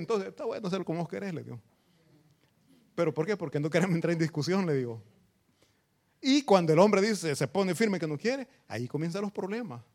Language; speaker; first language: Spanish; native; Spanish